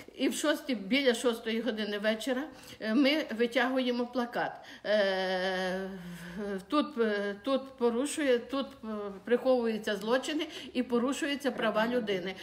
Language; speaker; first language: Ukrainian; native; Ukrainian